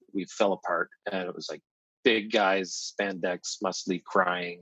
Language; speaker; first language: English; native; English